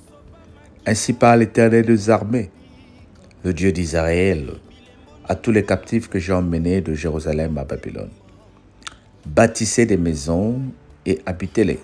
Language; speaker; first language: French; non-native, local second language; Lingala